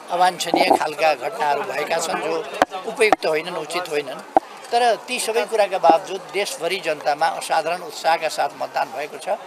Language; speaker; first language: Nepali; native; Nepali